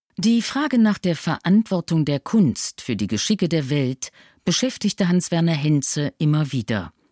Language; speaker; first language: German; native; German